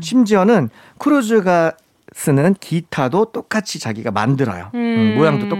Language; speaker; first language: Korean; native; Korean